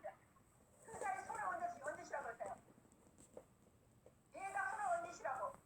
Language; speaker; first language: Korean; native; Korean